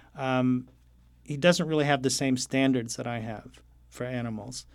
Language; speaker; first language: English; non-native, fluent; Arabic